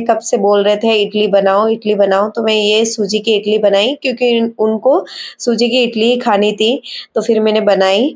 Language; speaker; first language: Hindi; native; Hindi